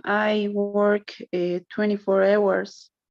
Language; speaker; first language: English; non-native, learner; Spanish